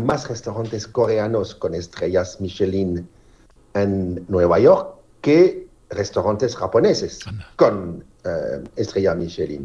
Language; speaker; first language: Spanish; non-native, fluent; French